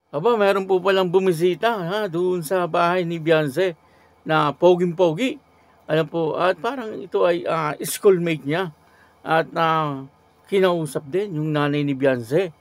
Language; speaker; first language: Filipino; native; Filipino